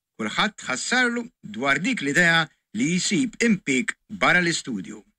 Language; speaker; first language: Maltese; native; Maltese